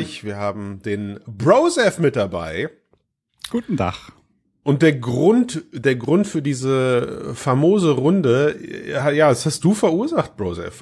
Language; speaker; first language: German; native; German